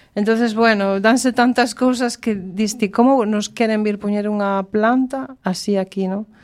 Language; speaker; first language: Galician; native; Galician